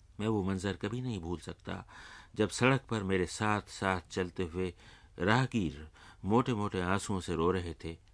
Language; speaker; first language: Urdu; native; Urdu